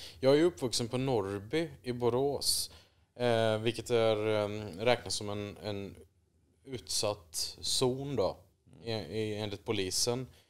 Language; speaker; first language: Swedish; native; Swedish